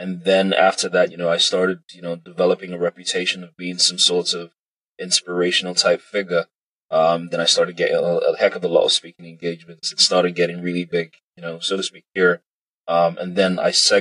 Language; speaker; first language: English; native; English